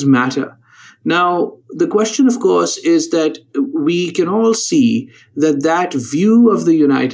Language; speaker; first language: English; non-native, local second language; Urdu